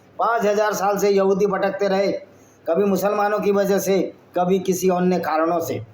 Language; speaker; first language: Hindi; native; Hindi